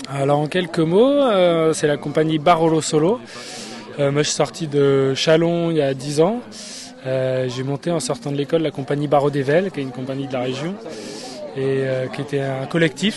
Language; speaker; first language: French; native; French